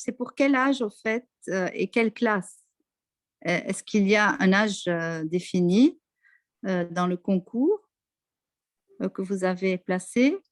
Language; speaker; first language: French; non-native, local second language; Arabic